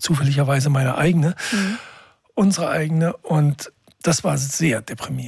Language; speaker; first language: German; native; German